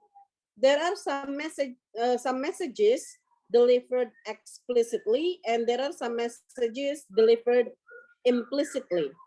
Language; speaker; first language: English; non-native, local second language; Indonesian